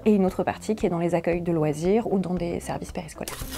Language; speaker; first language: French; native; French